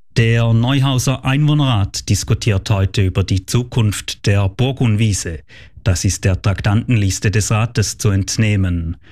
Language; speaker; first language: German; native; German